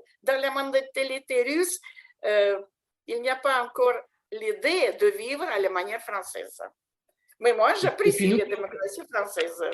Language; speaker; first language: French; non-native, fluent; Russian